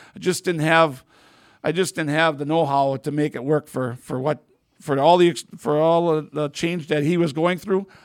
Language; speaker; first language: English; native; English